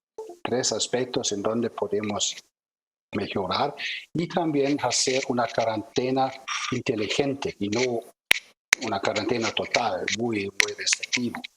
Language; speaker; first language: Spanish; non-native, fluent; German